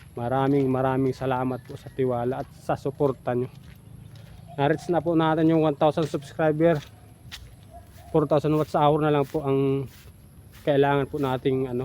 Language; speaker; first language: Filipino; non-native, local second language; Bikol